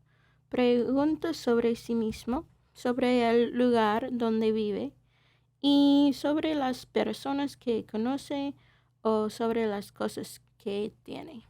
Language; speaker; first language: Spanish; non-native, learner; English